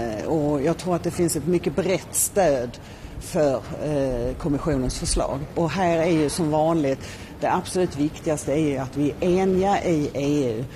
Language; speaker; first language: Swedish; native; Swedish